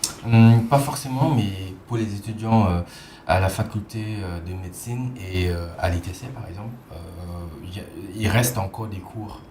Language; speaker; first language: French; non-native, fluent; Khmer